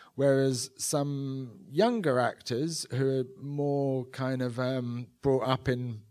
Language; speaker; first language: English; native; English